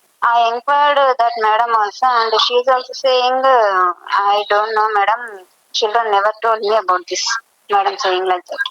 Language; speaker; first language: English; non-native, local second language; Telugu